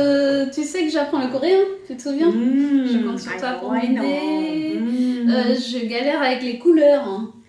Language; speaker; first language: French; native; French